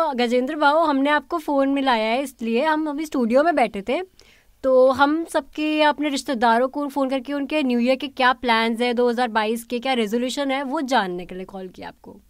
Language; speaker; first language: Hindi; native; Hindi